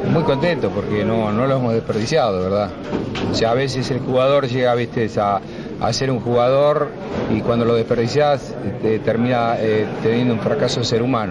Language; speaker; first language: Spanish; native; Spanish